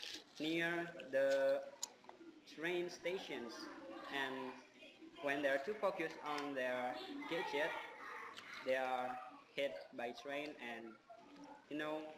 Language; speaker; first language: English; non-native, learner; Indonesian